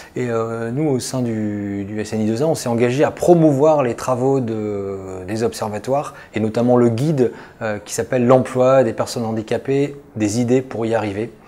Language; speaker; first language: French; native; French